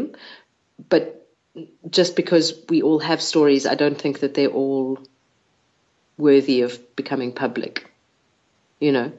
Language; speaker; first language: English; native; English